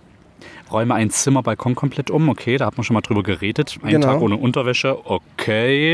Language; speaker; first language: German; native; German